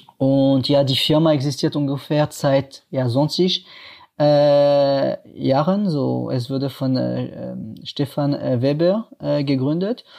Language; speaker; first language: German; non-native, fluent; French